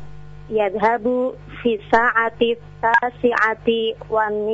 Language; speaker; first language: Arabic; non-native, learner; Indonesian